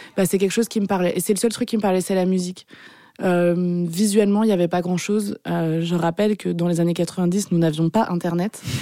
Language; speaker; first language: French; early bilingual, other home language; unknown